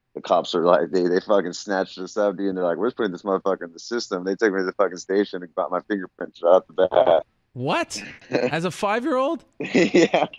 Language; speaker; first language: English; native; English